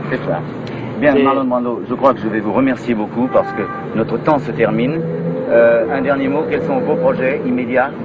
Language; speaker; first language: French; native; French